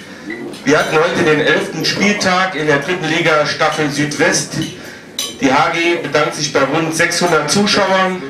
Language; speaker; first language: German; native; German